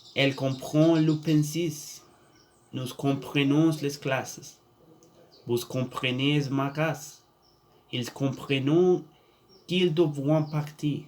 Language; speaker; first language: French; non-native, learner; Spanish